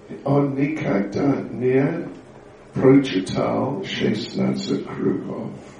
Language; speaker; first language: Russian; non-native, learner; English